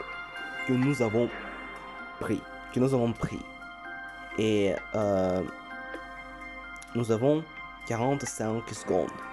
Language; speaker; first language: French; non-native, learner; Russian